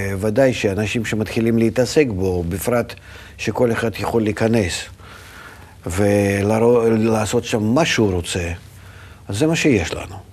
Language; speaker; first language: Hebrew; non-native, fluent; Russian